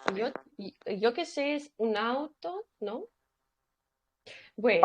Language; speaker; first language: Spanish; non-native, fluent; Russian